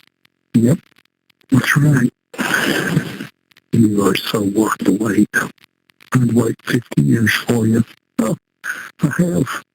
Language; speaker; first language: English; native; English